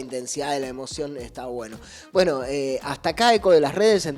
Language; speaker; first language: Spanish; native; Spanish